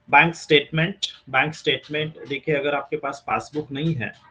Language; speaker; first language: Hindi; non-native, local second language; Marathi